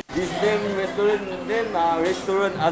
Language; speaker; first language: English; non-native, learner; Bangla